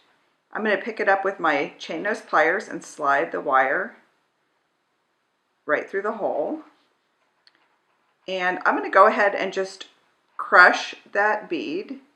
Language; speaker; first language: English; native; English